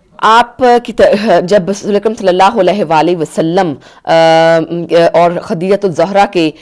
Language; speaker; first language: Urdu; native; Urdu